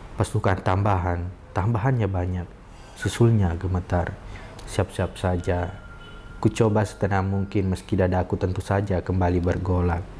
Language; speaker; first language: Indonesian; non-native, local second language; Buginese